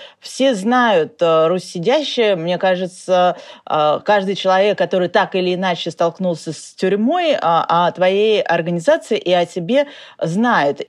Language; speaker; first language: Russian; native; Russian